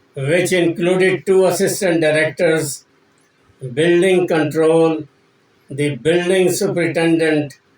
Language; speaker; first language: English; non-native, local second language; Urdu